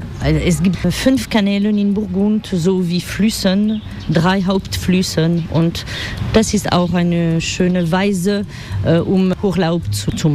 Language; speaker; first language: German; non-native, fluent; French